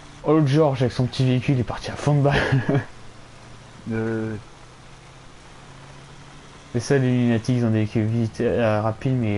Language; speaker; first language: French; native; French